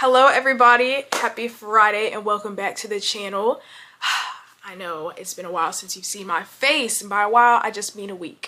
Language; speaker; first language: English; native; English